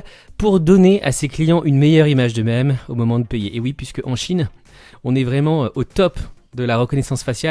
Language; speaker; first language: French; native; French